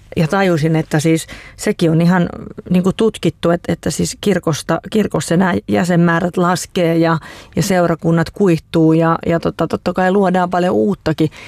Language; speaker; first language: Finnish; native; Finnish